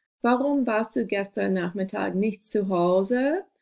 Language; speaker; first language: German; non-native, fluent; English